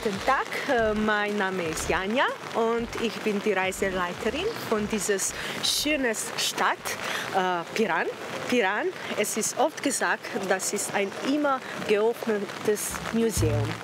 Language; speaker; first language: German; non-native, fluent; Slovenian